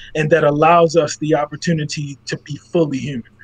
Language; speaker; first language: English; native; English